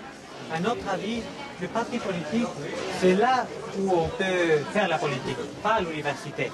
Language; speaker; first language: French; non-native, fluent; Spanish